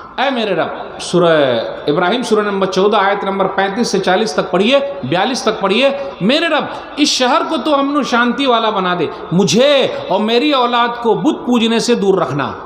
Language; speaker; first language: Urdu; native; Urdu